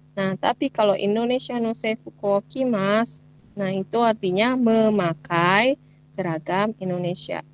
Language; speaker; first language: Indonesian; native; Indonesian